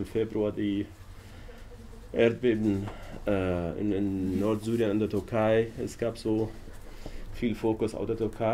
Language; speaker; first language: German; non-native, learner; Arabic